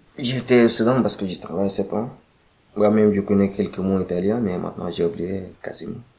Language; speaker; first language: French; non-native, learner; Arabic